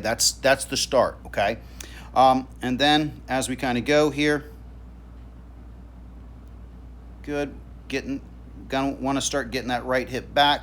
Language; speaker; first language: English; native; English